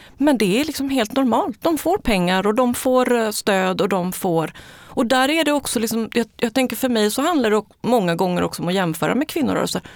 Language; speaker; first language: Swedish; early bilingual, other home language; Spanish